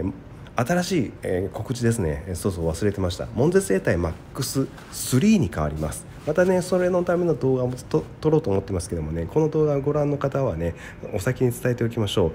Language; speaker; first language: Japanese; native; Japanese